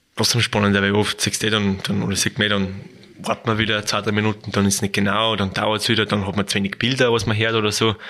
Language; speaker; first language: German; native; German